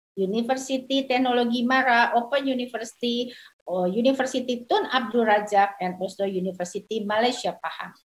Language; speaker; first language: English; non-native, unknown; Indonesian